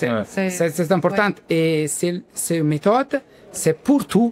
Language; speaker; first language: French; non-native, learner; Italian